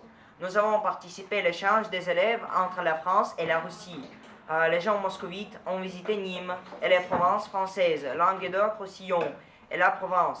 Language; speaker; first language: French; non-native, learner; Russian